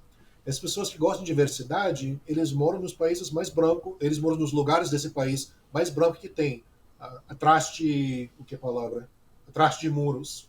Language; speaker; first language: Portuguese; non-native, fluent; English